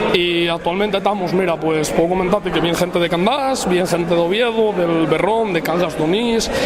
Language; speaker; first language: Spanish; native; Spanish